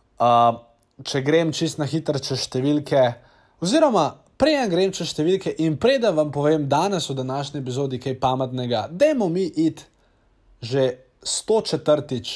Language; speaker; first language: Slovenian; native; Slovenian